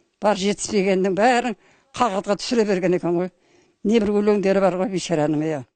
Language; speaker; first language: Kazakh; native; Kazakh